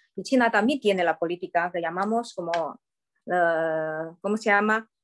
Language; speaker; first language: Spanish; non-native, fluent; Chinese